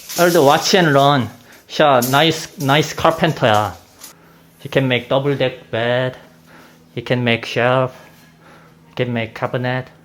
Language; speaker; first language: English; non-native, learner; Korean